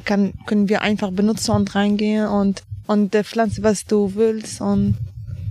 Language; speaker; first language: German; non-native, learner; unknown